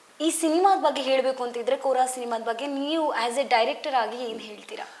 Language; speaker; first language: Kannada; native; Kannada